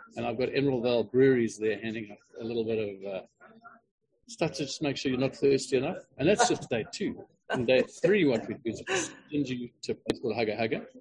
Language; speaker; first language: English; native; English